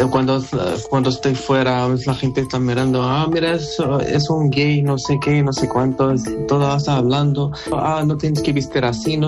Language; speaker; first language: Spanish; non-native, learner; Arabic